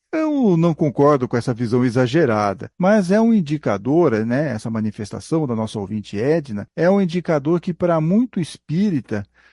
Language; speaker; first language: Portuguese; native; Portuguese